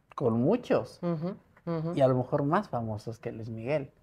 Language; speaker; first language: Spanish; native; Spanish